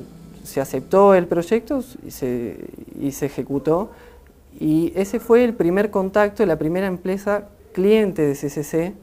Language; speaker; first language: Spanish; native; Spanish